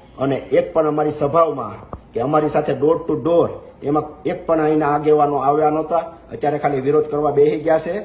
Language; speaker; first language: Gujarati; native; Gujarati